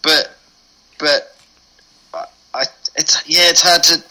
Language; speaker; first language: English; native; English